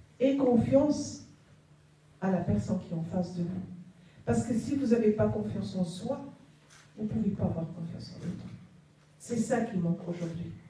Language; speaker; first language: French; non-native, local second language; Arabic